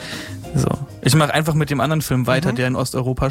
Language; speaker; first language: German; native; German